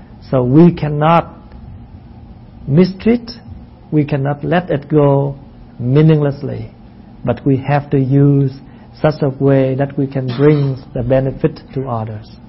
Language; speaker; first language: English; non-native, fluent; Vietnamese